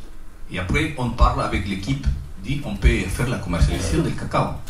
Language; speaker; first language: French; non-native, learner; Spanish